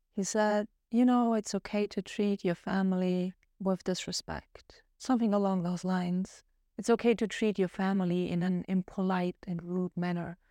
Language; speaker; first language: English; non-native, fluent; German